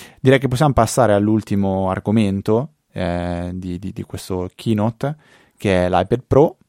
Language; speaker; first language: Italian; native; Italian